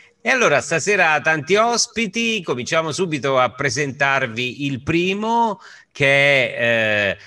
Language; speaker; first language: Italian; native; Italian